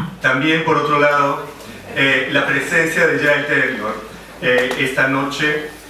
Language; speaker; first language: Spanish; native; Spanish